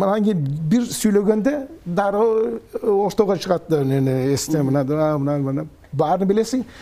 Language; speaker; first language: Kyrgyz; early bilingual, heritage; Kyrgyz